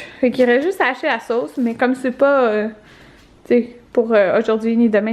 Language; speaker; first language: French; native; French